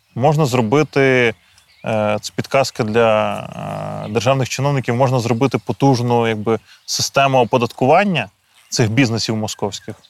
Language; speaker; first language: Ukrainian; native; Ukrainian